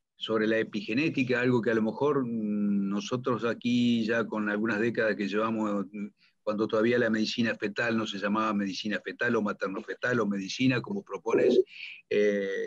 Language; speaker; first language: Spanish; native; Spanish